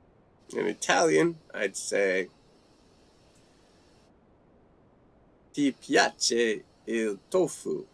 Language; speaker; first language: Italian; non-native, learner; English